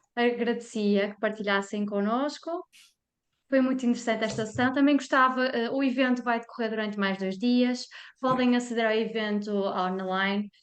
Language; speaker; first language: Portuguese; native; Portuguese